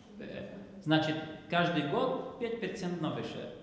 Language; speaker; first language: Russian; non-native, fluent; Czech